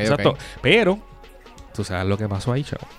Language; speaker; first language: Spanish; native; Spanish